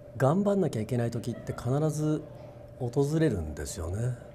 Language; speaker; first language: Japanese; native; Japanese